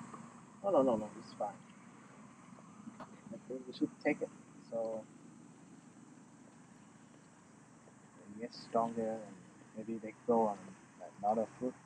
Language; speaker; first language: English; non-native, learner; Vietnamese